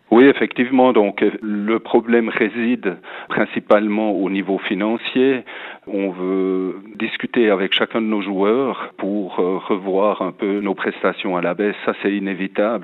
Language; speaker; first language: French; native; French